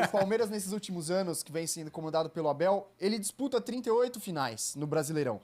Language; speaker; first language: Portuguese; native; Portuguese